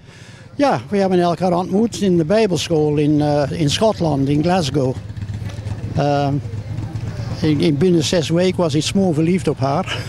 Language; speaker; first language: Dutch; non-native, fluent; English